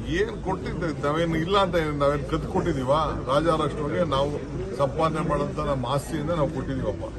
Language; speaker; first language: Kannada; native; Kannada